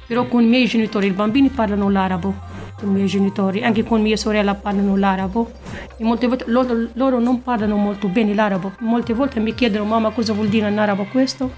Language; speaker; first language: Italian; non-native, fluent; Arabic